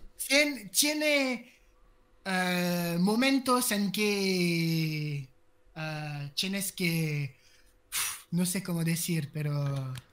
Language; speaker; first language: Spanish; non-native, learner; French